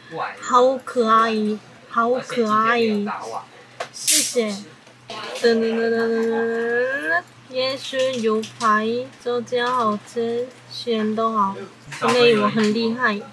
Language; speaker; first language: Chinese; non-native, learner; Korean